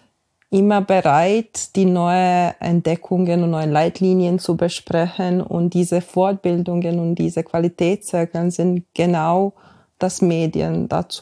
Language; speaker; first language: German; non-native, fluent; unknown